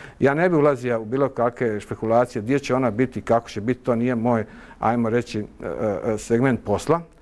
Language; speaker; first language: Croatian; native; Croatian